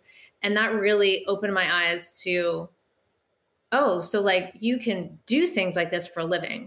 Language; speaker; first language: English; native; English